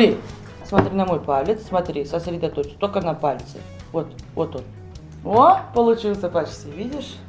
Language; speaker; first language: Russian; non-native, local second language; Uzbek